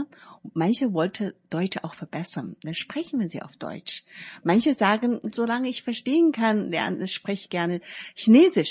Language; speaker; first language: German; non-native, learner; Chinese